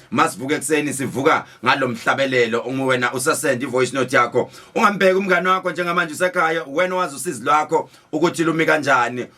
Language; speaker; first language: Zulu; native; Zulu